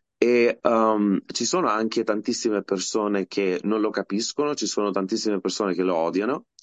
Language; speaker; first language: Italian; non-native, fluent; Albanian